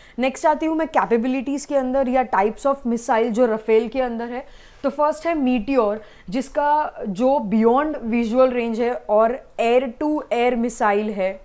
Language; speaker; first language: Hindi; non-native, local second language; Gujarati